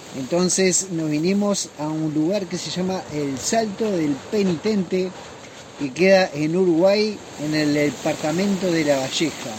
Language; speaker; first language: Spanish; native; Spanish